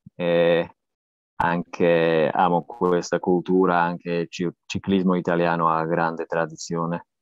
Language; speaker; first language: Italian; non-native, learner; Slovak